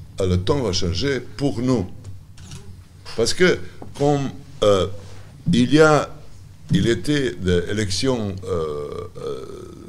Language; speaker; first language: French; non-native, learner; Serbian